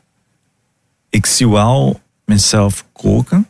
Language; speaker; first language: Dutch; non-native, fluent; Portuguese